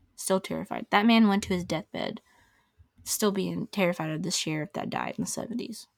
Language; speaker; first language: English; native; English